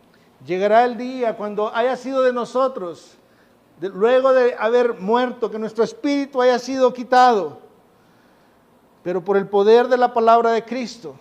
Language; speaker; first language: Spanish; native; Spanish